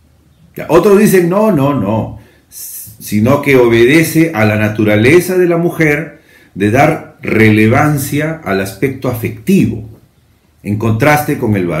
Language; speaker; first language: Spanish; native; Spanish